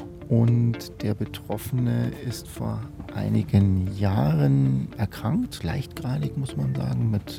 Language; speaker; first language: German; native; German